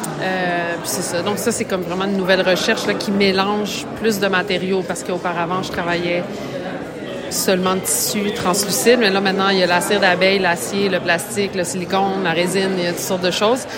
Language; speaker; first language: French; native; French